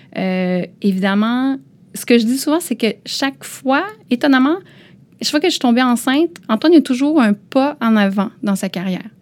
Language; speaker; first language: French; early bilingual, other home language; Lao